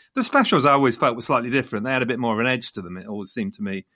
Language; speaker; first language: English; native; English